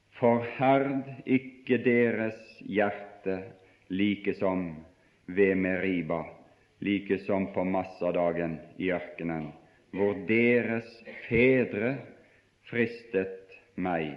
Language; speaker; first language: Norwegian; native; Norwegian